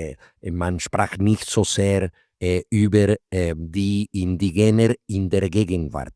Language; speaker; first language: German; non-native, fluent; Spanish